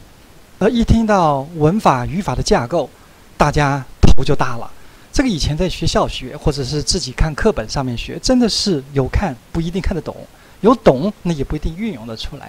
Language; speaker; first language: Chinese; native; Chinese